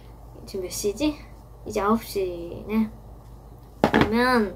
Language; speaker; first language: Korean; non-native, fluent; Japanese